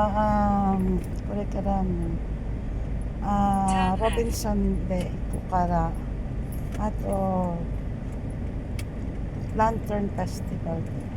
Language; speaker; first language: Japanese; non-native, learner; Filipino